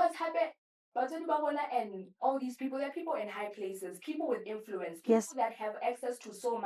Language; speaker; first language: English; non-native, local second language; Southern Sotho